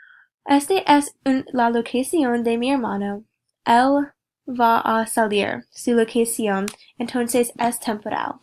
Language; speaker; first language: Spanish; non-native, learner; English